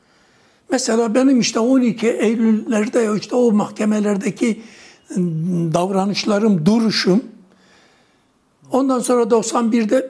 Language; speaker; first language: Turkish; non-native, local second language; Kurdish